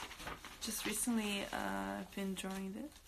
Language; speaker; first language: English; non-native, fluent; Russian